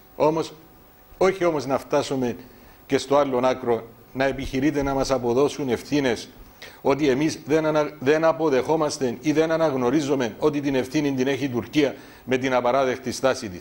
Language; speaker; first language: Greek; native; Greek